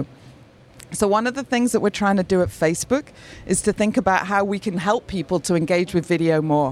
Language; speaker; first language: English; native; English